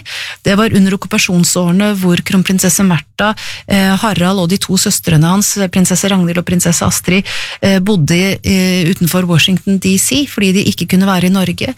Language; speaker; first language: Norwegian; native; Norwegian